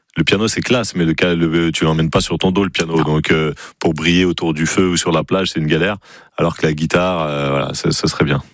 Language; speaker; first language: French; native; French